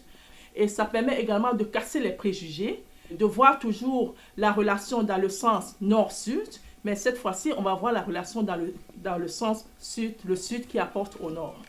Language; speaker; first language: French; native; French